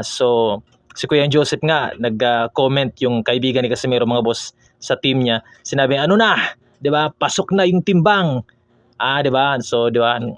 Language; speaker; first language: Filipino; non-native, local second language; Cebuano